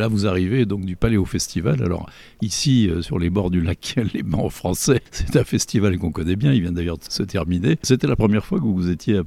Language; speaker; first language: French; native; French